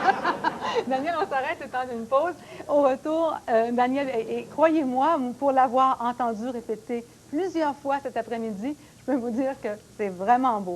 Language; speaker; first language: French; native; French